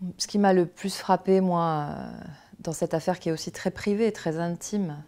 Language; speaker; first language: French; native; French